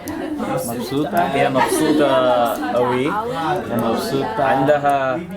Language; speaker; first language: Arabic; non-native, learner; English